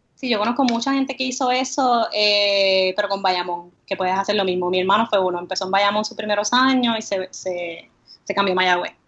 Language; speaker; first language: Spanish; native; Spanish